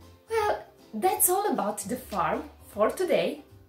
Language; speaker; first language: English; non-native, fluent; Romanian